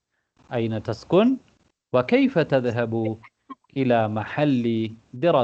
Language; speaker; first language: Arabic; non-native, fluent; Tamil